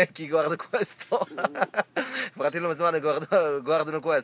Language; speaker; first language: Italian; non-native, learner; Arabic